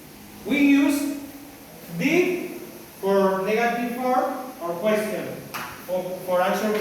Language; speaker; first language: English; non-native, learner; Spanish